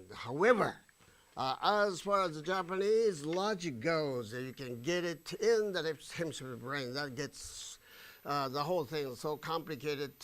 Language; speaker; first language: English; non-native, fluent; Japanese